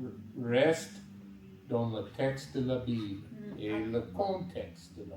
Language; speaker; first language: French; non-native, learner; English